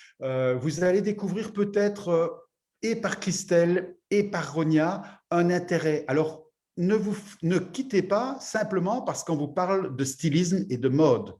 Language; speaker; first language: French; native; French